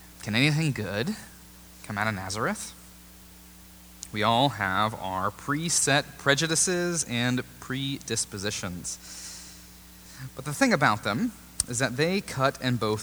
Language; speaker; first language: English; native; English